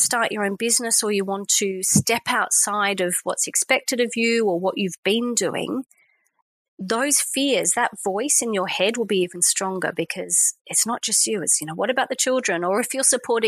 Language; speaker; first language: English; native; English